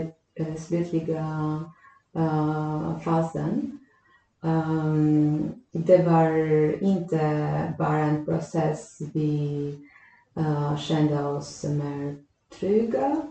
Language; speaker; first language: Swedish; non-native, fluent; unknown